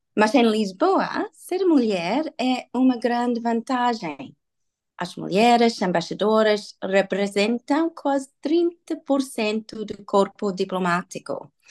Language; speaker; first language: Portuguese; non-native, learner; English